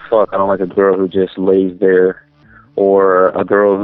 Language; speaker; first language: English; native; English